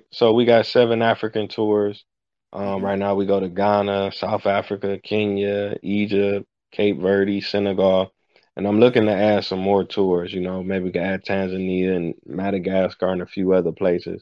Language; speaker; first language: English; native; English